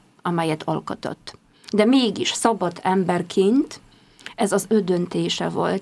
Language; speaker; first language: Hungarian; non-native, fluent; Polish